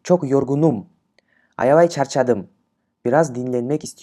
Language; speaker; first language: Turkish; non-native, fluent; Kyrgyz